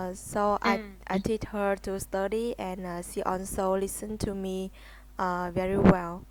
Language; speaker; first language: English; non-native, learner; Vietnamese